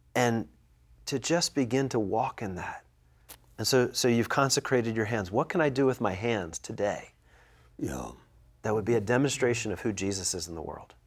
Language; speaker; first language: English; native; English